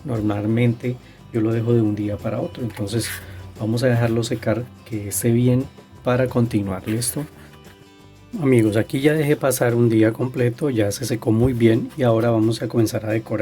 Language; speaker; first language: Spanish; native; Spanish